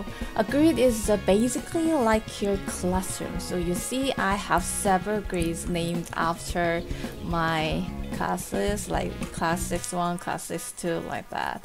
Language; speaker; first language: English; non-native, fluent; Korean